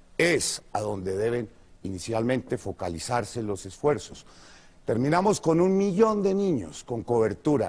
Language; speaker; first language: Spanish; native; Spanish